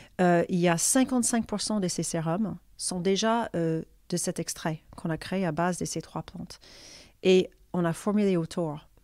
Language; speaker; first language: French; non-native, fluent; English